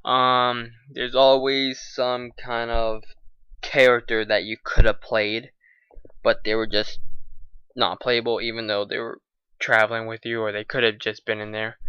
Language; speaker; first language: English; native; English